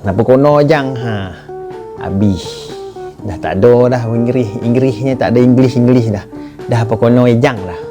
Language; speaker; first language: Malay; native; Malay